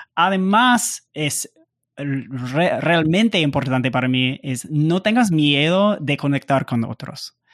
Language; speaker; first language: Spanish; non-native, learner; English